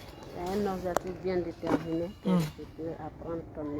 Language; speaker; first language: French; non-native, local second language; Fula